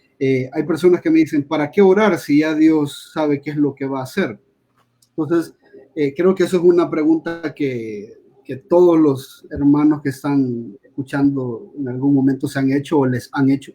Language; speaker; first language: Spanish; native; Spanish